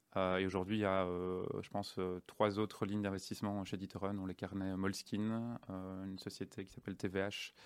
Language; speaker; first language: French; native; French